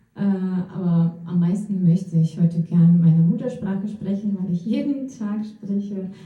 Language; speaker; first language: German; non-native, fluent; Russian